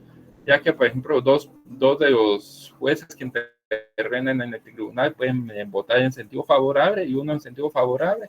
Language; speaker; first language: Spanish; native; Spanish